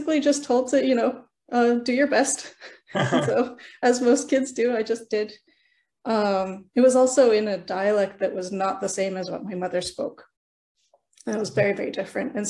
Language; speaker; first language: English; early bilingual, other home language; Norwegian